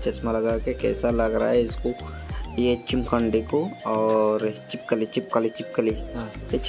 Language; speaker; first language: Hindi; non-native, local second language; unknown